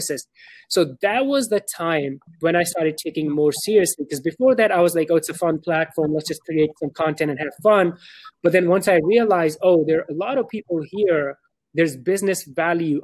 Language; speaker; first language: English; non-native, local second language; Urdu